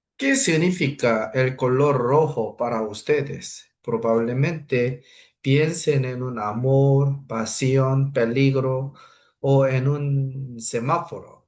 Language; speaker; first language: Spanish; non-native, fluent; Korean